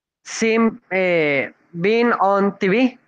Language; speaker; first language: English; non-native, learner; Spanish